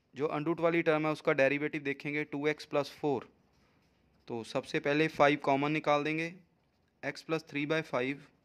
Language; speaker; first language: Hindi; non-native, local second language; Punjabi